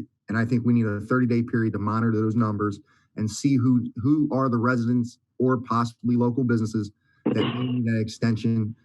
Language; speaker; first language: English; native; English